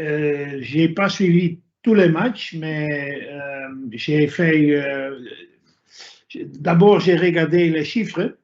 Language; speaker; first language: French; non-native, fluent; Dutch